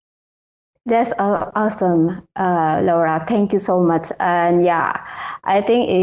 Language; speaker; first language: English; non-native, learner; Indonesian